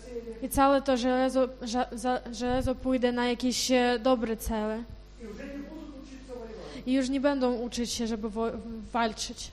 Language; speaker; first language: Polish; non-native, fluent; Ukrainian